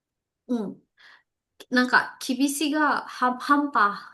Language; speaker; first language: Japanese; non-native, learner; Indonesian